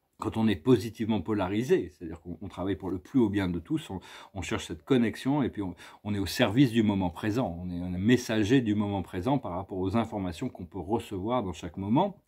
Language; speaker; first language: French; native; French